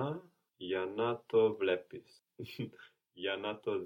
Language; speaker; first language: Greek; non-native, learner; English